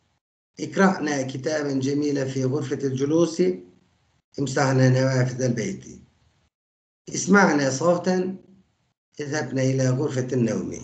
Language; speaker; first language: Arabic; non-native, fluent; Turkish